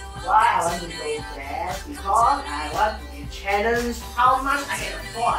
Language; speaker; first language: English; non-native, local second language; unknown